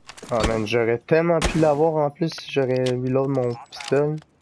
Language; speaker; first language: French; native; French